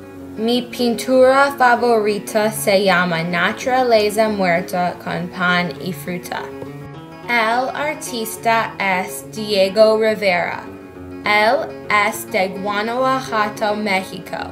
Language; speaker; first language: Spanish; non-native, learner; English